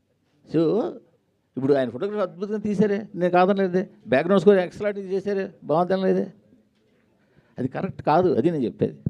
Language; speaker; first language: Telugu; native; Telugu